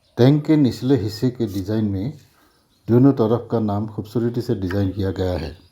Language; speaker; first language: Hindi; non-native, local second language; Assamese